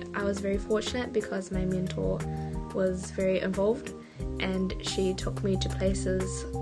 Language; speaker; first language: English; native; English